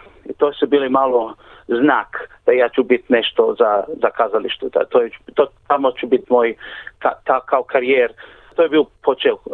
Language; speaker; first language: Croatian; early bilingual, heritage; English